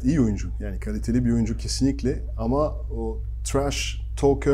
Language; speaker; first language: Turkish; non-native, fluent; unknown